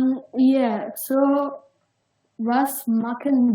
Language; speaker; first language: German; non-native, learner; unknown